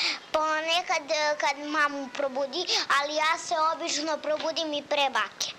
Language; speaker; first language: Serbian; native; Serbian